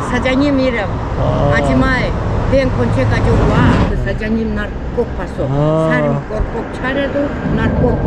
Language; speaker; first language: Korean; early bilingual, heritage; Korean